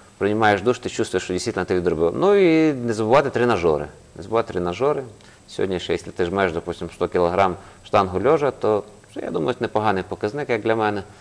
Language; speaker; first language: Ukrainian; native; Ukrainian